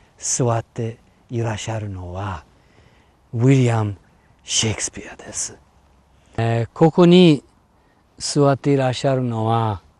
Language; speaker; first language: Japanese; non-native, fluent; English